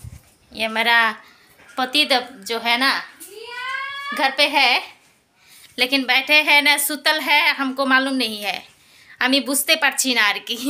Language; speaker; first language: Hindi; non-native, local second language; Bangla